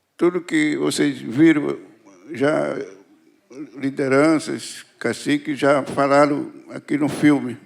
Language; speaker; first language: Portuguese; non-native, local second language; Kayapó